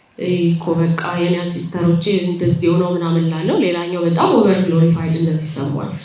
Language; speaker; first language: Amharic; native; Amharic